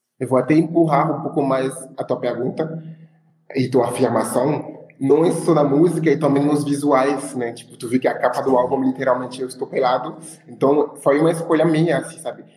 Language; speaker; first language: Portuguese; non-native, fluent; French